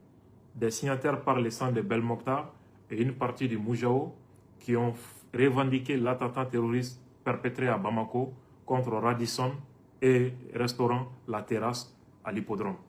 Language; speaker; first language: French; non-native, local second language; Bambara